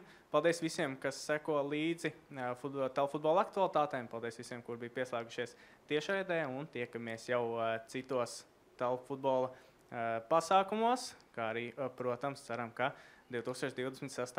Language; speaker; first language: Latvian; native; Latvian